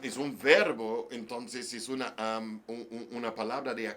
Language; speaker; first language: Spanish; non-native, learner; English